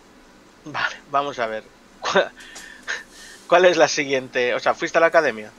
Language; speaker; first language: Spanish; native; Spanish